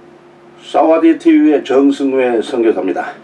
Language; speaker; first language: Korean; native; Korean